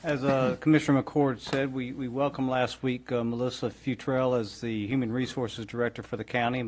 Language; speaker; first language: English; native; English